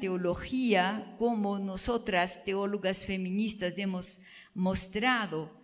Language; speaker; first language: Spanish; non-native, fluent; Portuguese